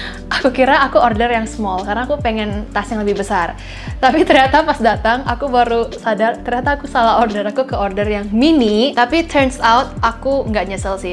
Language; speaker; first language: Indonesian; native; Indonesian